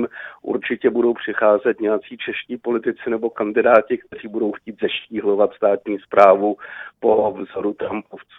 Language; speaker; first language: Czech; native; Czech